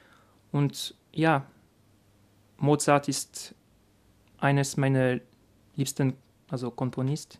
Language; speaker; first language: German; non-native, learner; French